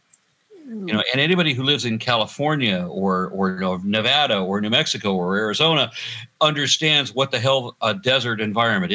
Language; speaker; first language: English; native; English